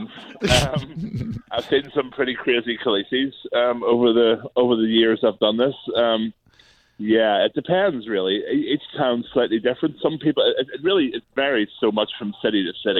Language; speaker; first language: English; native; English